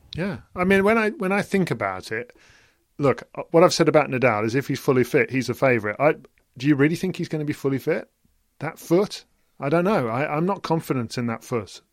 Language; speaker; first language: English; native; English